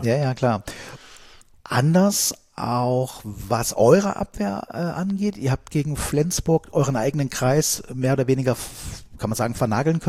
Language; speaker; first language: German; native; German